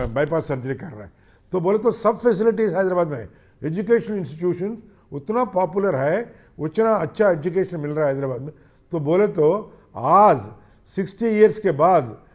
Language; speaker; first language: Hindi; non-native, local second language; Telugu